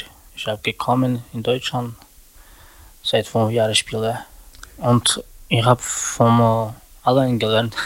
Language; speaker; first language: German; non-native, learner; Romany